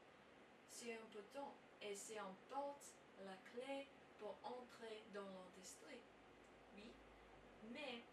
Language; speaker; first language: French; non-native, learner; English